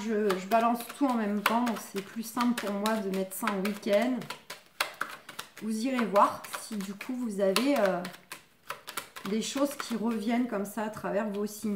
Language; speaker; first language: French; native; French